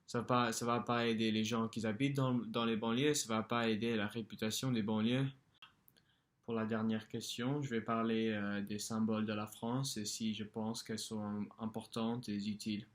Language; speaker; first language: French; non-native, fluent; English